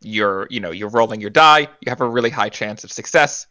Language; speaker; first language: English; native; English